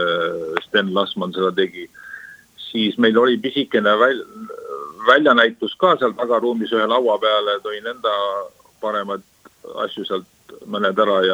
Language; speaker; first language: Estonian; native; Estonian